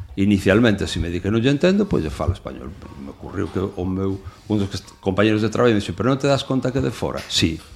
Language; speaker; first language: Galician; non-native, local second language; Spanish